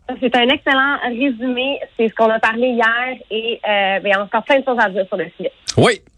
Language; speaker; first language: French; native; French